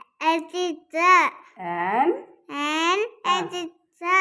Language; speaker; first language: English; non-native, learner; Telugu